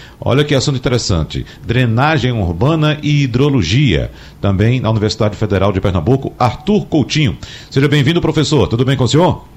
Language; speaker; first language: Portuguese; native; Portuguese